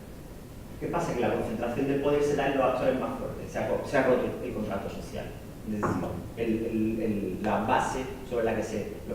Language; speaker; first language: Spanish; native; Spanish